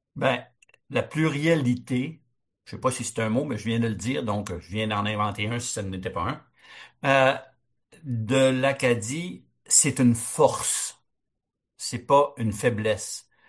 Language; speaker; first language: French; native; French